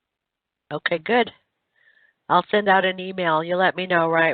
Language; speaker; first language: English; native; English